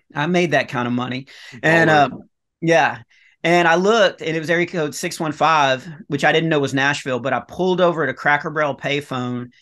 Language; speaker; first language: English; native; English